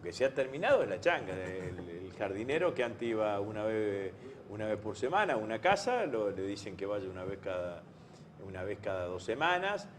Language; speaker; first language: Spanish; native; Spanish